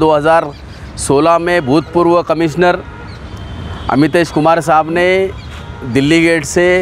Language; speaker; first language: Hindi; non-native, local second language; Marathi